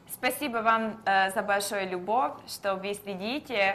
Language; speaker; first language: Russian; non-native, learner; Hungarian